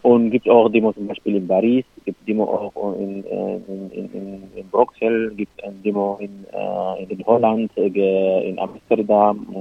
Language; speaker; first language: German; non-native, local second language; Arabic